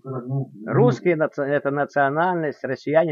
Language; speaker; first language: Russian; native; Russian